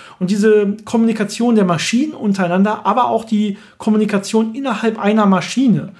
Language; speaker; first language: German; native; German